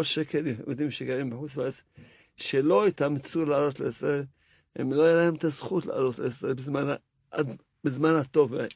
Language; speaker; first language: Hebrew; non-native, fluent; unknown